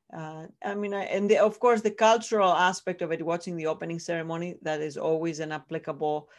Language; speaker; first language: English; non-native, fluent; Greek